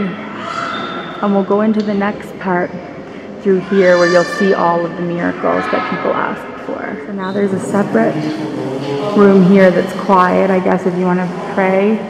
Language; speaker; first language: English; early bilingual, heritage; English